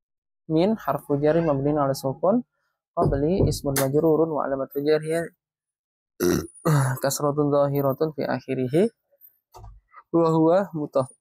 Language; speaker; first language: Arabic; non-native, fluent; Indonesian